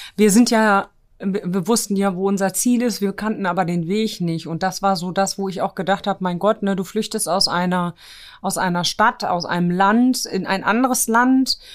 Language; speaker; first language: German; early bilingual, other home language; Polish